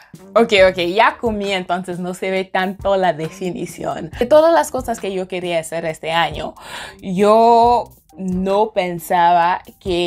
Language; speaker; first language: Spanish; non-native, fluent; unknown